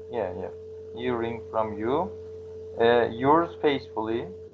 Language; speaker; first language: English; non-native, learner; Azerbaijani